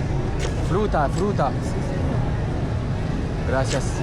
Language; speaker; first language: Spanish; non-native, learner; French